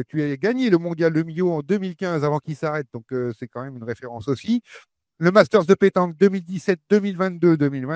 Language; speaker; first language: French; native; French